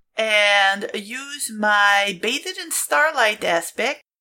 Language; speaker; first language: English; non-native, fluent; French